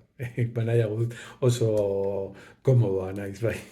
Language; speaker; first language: Basque; non-native, local second language; Spanish